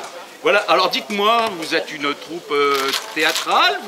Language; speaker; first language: French; native; French